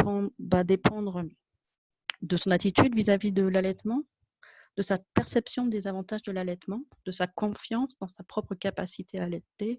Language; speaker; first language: French; native; French